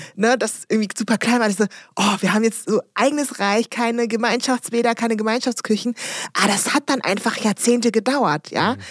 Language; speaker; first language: German; early bilingual, other home language; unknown